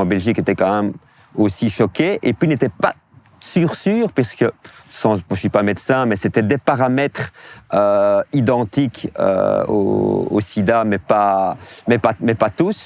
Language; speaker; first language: French; native; French